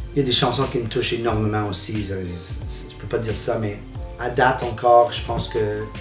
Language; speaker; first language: French; early bilingual, heritage; French